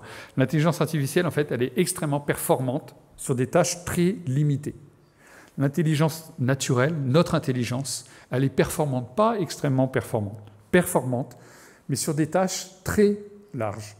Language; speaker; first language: French; native; French